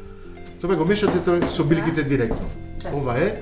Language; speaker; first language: Macedonian; non-native, fluent; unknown